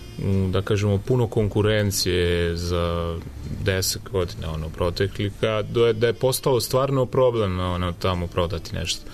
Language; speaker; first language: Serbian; non-native, fluent; Italian